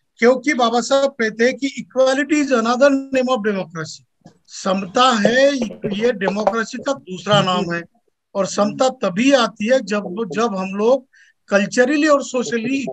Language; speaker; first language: Hindi; non-native, local second language; Marathi